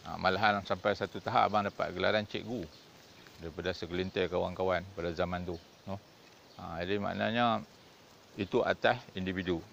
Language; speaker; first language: Malay; native; Malay